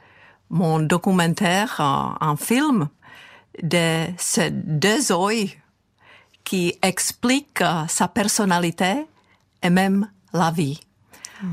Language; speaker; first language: French; non-native, fluent; Czech